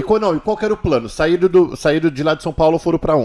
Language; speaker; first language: Portuguese; native; Portuguese